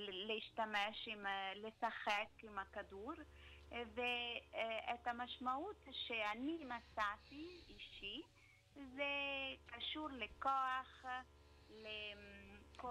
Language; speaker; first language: Hebrew; non-native, learner; Italian